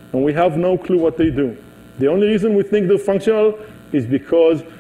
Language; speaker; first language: English; non-native, fluent; Hebrew